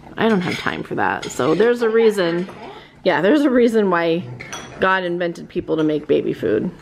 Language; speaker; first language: English; native; English